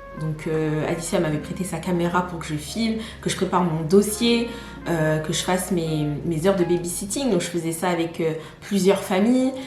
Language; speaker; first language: French; native; French